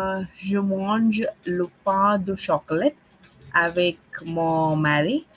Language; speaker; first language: French; non-native, learner; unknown